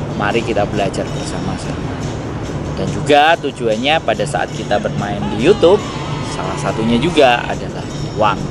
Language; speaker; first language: Indonesian; native; Indonesian